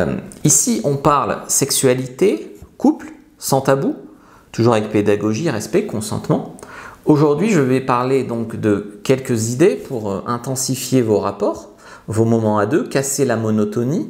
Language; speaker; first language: French; native; French